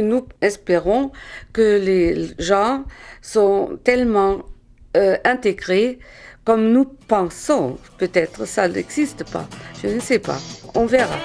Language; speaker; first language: French; non-native, fluent; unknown